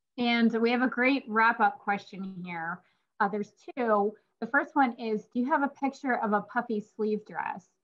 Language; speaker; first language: English; native; English